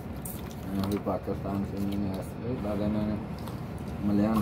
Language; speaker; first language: Arabic; non-native, learner; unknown